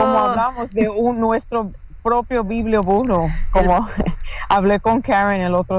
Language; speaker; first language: Spanish; non-native, fluent; English